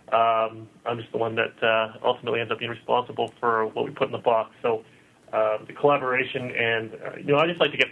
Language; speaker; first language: English; native; English